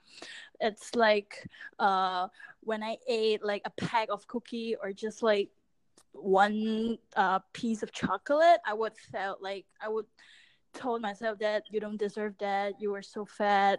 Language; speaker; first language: English; non-native, local second language; Cantonese